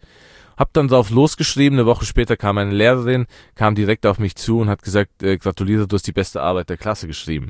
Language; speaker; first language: German; early bilingual, other home language; Persian